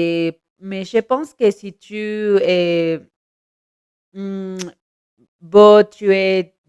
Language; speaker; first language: French; non-native, learner; Spanish